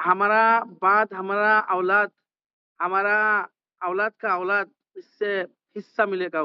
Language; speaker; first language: Hindi; non-native, learner; Bangla